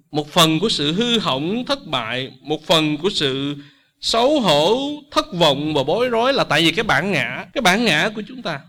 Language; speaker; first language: Vietnamese; native; Vietnamese